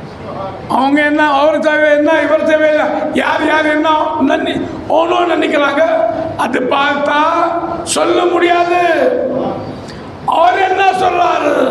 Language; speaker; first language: Tamil; non-native, learner; Urdu